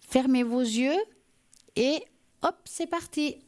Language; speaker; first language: French; native; French